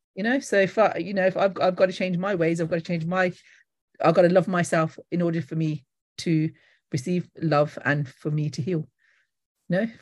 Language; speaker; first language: English; native; English